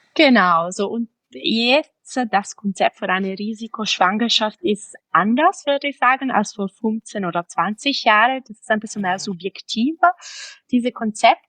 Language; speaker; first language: German; non-native, fluent; Italian